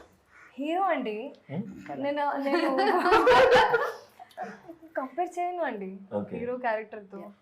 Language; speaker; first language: Telugu; non-native, fluent; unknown